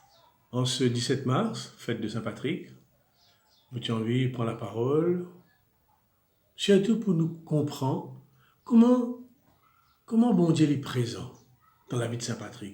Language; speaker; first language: French; non-native, local second language; Morisyen